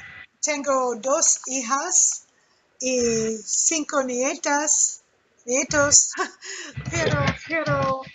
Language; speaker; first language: Spanish; non-native, learner; English